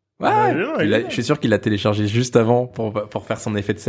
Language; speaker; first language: French; native; French